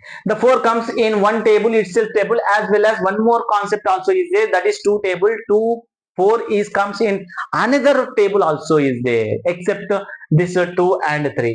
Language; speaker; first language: English; non-native, local second language; Telugu